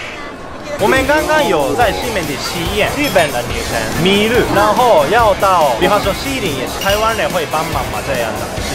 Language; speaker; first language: Chinese; non-native, fluent; Japanese